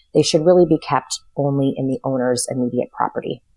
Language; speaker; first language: English; native; English